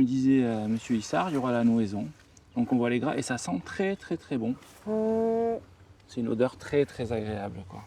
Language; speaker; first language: French; native; French